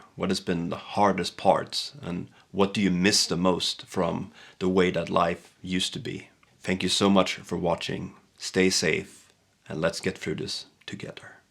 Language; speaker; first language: English; non-native, fluent; Swedish